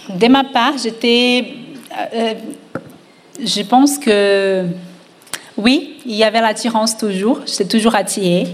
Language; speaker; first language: French; non-native, fluent; Portuguese